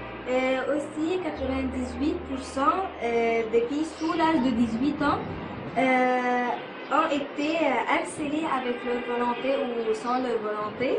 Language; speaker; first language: French; non-native, learner; Arabic